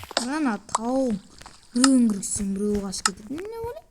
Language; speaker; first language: Kazakh; native; Kazakh